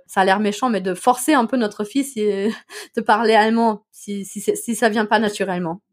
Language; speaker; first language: French; non-native, fluent; German